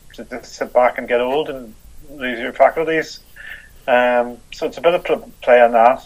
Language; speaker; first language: English; native; English